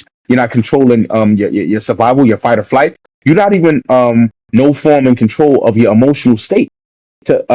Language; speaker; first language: English; native; English